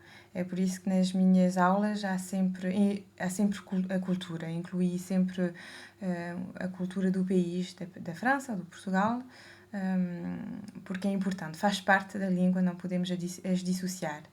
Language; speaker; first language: Portuguese; early bilingual, heritage; Portuguese